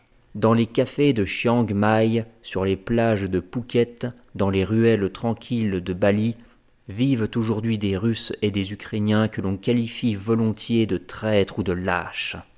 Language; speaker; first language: French; native; French